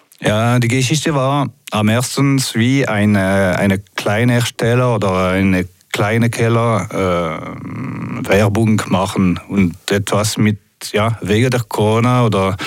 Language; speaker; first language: German; non-native, local second language; French